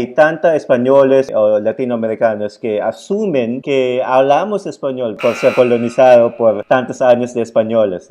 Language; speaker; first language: Spanish; non-native, fluent; Filipino